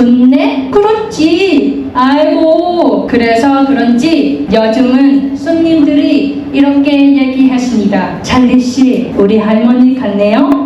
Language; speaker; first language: Korean; non-native, fluent; Vietnamese